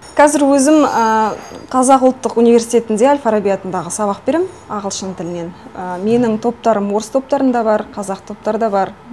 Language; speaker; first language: Kazakh; non-native, local second language; Russian